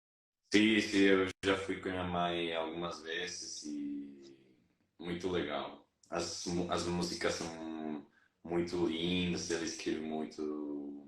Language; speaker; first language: Portuguese; non-native, fluent; Spanish